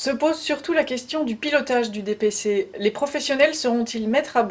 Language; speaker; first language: French; native; French